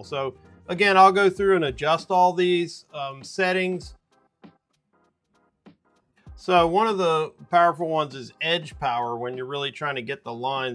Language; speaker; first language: English; native; English